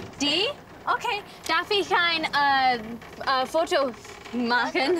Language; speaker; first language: German; non-native, learner; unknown